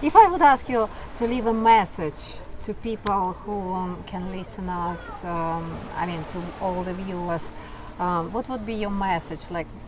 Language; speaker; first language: English; non-native, fluent; Russian